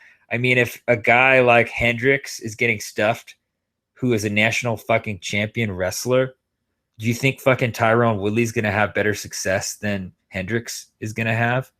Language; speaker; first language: English; native; English